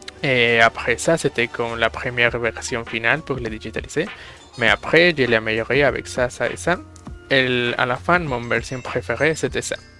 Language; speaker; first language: French; non-native, fluent; Spanish